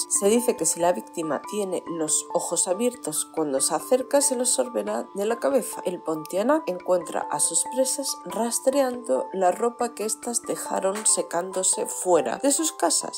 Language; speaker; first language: Spanish; native; Spanish